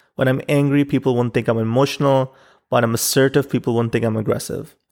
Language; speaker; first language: English; non-native, local second language; Urdu